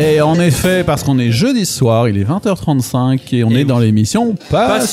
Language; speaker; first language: French; native; French